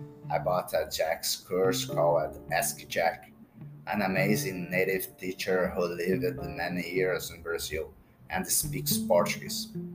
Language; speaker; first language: English; non-native, learner; Portuguese